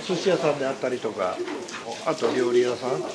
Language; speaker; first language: Japanese; native; Japanese